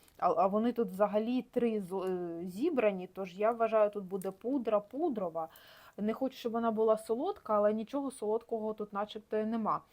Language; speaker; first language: Ukrainian; native; Ukrainian